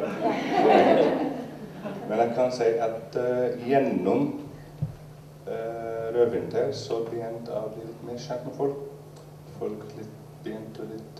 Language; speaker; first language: Norwegian; non-native, learner; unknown